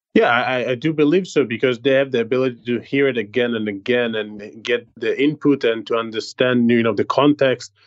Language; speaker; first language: English; non-native, fluent; Hebrew